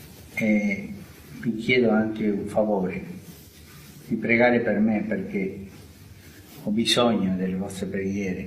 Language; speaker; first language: Italian; non-native, fluent; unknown